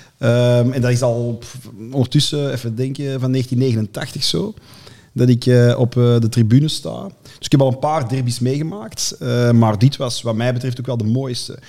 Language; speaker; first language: Dutch; native; Dutch